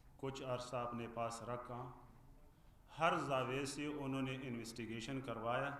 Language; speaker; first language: Urdu; non-native, fluent; Pashto